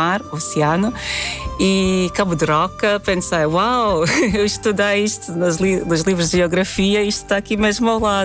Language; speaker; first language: Portuguese; non-native, fluent; Latvian